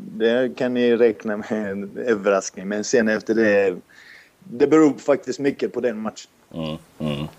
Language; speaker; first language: Swedish; non-native, fluent; Serbian